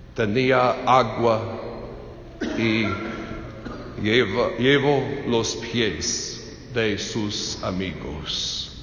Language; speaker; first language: Spanish; non-native, learner; English